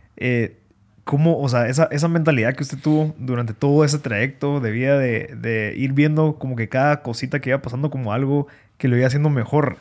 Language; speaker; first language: Spanish; native; Spanish